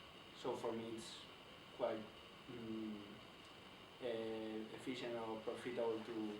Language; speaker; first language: English; non-native, fluent; Spanish